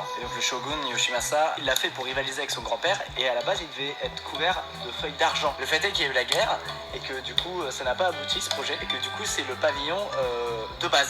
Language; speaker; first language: French; native; French